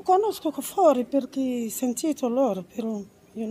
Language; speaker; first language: Italian; non-native, learner; Arabic